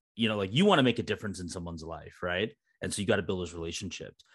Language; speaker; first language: English; early bilingual, other home language; Hindi